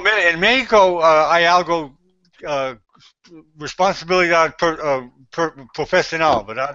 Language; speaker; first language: Spanish; non-native, learner; English